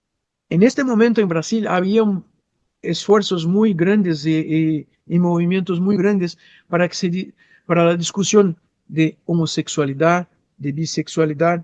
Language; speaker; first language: Spanish; non-native, fluent; Portuguese